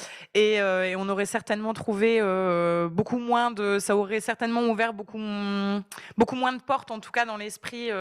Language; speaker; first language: French; native; French